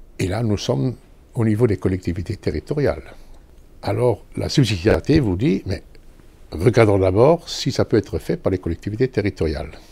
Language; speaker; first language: French; non-native, local second language; German